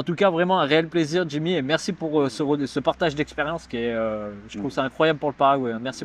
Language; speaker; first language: French; native; French